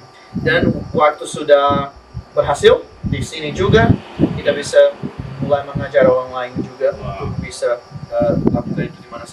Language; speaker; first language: Indonesian; non-native, learner; Spanish